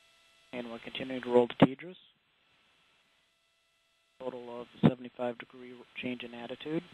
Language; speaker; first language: English; native; English